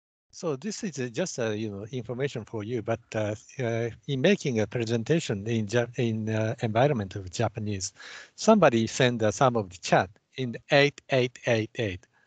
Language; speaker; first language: English; non-native, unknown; Japanese